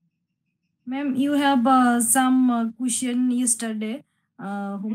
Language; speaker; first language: English; non-native, learner; Bangla